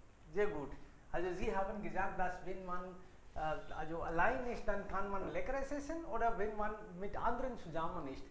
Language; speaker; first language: German; non-native, fluent; Hindi